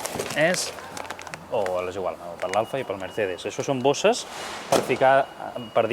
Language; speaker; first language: Catalan; native; Catalan